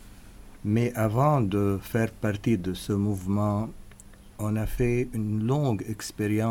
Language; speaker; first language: French; non-native, local second language; Arabic